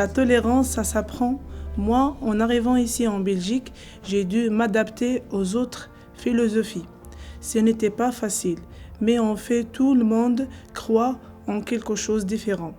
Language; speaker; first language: French; non-native, local second language; Arabic